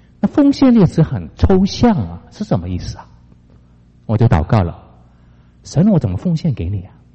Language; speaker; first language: Chinese; non-native, local second language; Cantonese